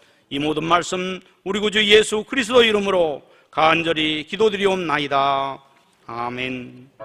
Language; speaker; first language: Korean; native; Korean